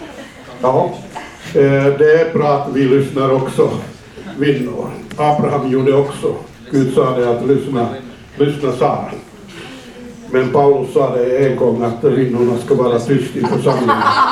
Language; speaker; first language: Swedish; non-native, fluent; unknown